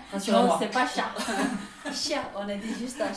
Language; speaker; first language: French; non-native, learner; Tibetan